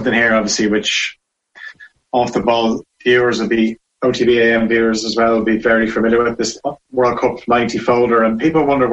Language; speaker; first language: English; native; English